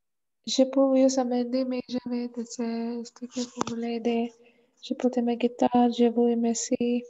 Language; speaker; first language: French; non-native, learner; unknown